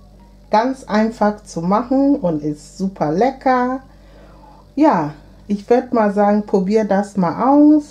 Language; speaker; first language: German; non-native, fluent; Akan